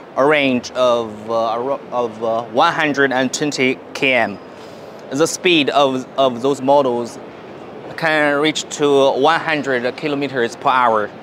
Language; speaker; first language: English; non-native, learner; Chinese